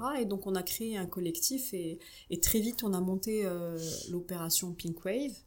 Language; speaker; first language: French; non-native, local second language; Arabic